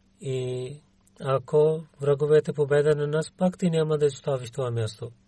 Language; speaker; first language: Bulgarian; non-native, learner; Urdu